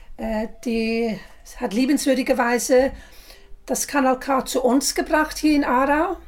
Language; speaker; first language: German; non-native, fluent; English